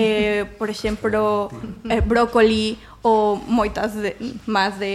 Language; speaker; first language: Galician; non-native, learner; Spanish